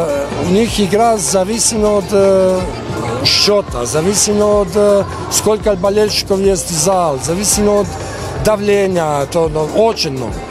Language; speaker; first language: Russian; non-native, fluent; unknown